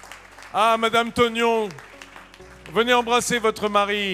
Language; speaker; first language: French; native; French